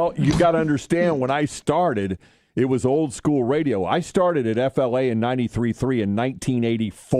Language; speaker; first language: English; native; English